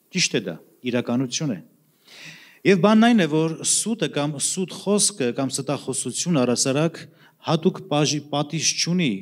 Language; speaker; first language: Armenian; native; Armenian